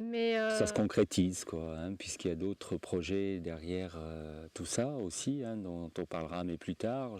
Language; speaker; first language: French; native; French